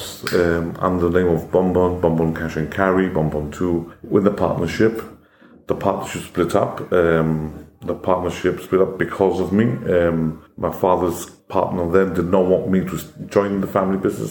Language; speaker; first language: English; non-native, fluent; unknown